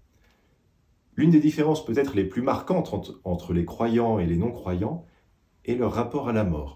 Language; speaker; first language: French; native; French